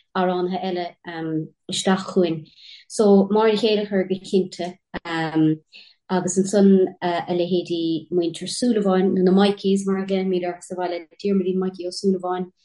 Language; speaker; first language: Irish; native; Irish